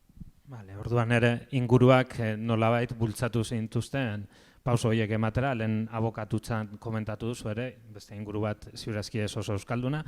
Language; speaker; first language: Basque; native; Basque